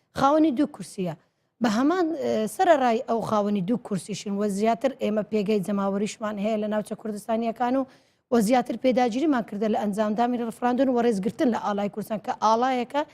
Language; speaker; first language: Central Kurdish; non-native, local second language; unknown